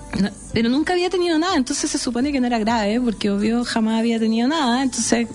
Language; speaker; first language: Spanish; native; Spanish